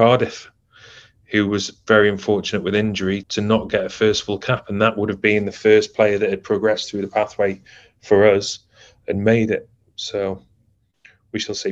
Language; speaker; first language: English; native; English